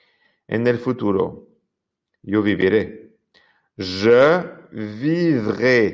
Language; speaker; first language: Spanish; non-native, fluent; French